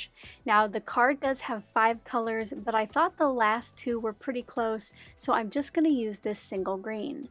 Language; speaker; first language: English; native; English